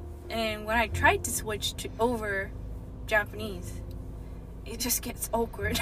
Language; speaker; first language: English; non-native, fluent; Japanese